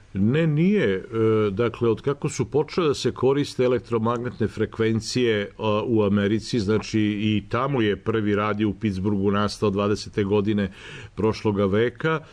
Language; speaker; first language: Serbian; native; Serbian